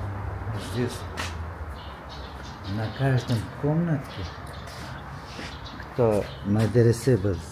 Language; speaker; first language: Russian; non-native, learner; Uzbek